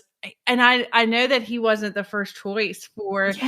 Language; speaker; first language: English; native; English